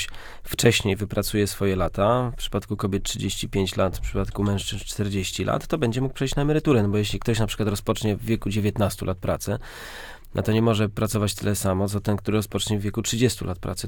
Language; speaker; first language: Polish; native; Polish